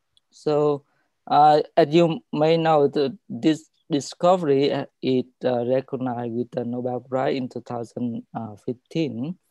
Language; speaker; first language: English; non-native, fluent; Vietnamese